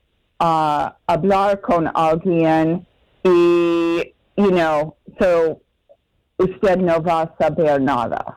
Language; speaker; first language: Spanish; non-native, fluent; English